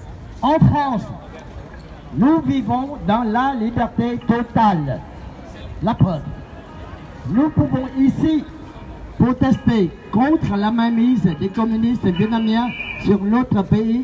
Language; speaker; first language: French; non-native, fluent; Vietnamese